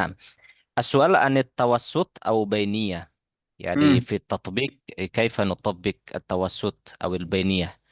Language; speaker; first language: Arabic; non-native, fluent; Indonesian